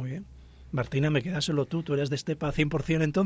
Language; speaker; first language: Spanish; native; Spanish